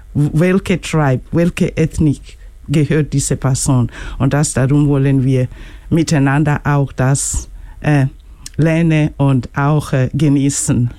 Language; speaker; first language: German; non-native, learner; Luo (Kenya and Tanzania)